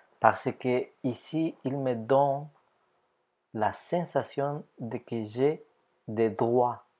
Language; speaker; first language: French; non-native, fluent; Spanish